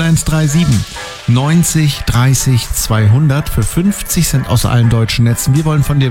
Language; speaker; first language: German; native; German